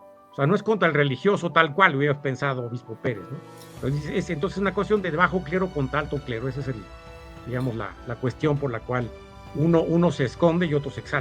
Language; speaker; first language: Spanish; native; Spanish